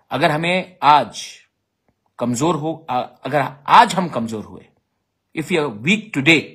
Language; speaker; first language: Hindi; non-native, local second language; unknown